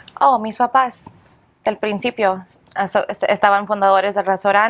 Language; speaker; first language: Spanish; early bilingual, heritage; English